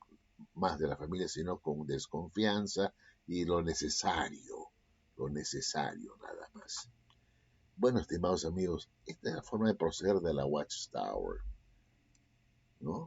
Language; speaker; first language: Spanish; native; Spanish